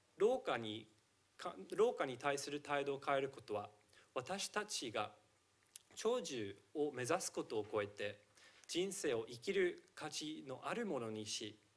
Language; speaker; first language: Japanese; non-native, fluent; English